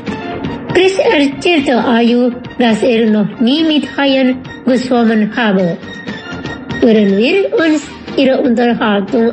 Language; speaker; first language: German; non-native, fluent; Indonesian